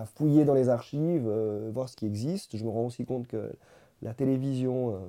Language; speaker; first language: French; non-native, fluent; Spanish